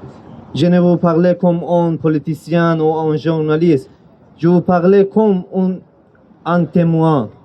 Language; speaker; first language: French; non-native, learner; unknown